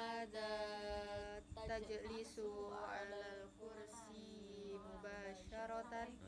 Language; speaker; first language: Arabic; non-native, learner; Indonesian